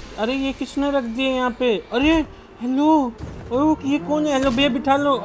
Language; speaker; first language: Hindi; native; Hindi